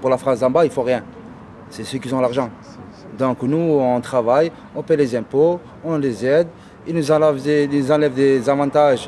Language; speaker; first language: French; native; French